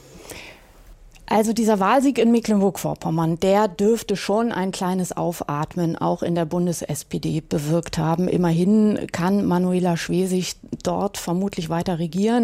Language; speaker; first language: German; native; German